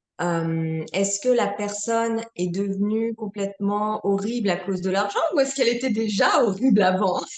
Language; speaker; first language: French; native; French